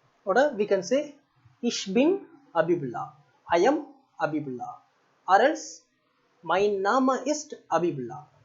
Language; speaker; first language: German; non-native, learner; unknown